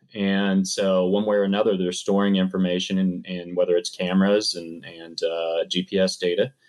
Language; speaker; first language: English; native; English